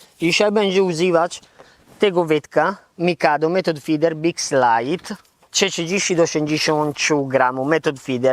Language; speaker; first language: Polish; non-native, learner; Italian